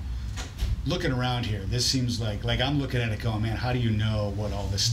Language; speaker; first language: English; native; English